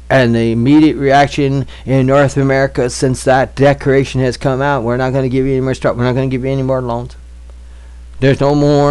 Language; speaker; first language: English; native; English